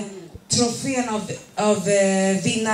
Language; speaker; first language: Swedish; non-native, fluent; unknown